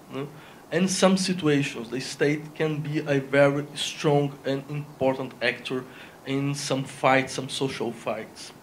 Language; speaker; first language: English; non-native, fluent; Spanish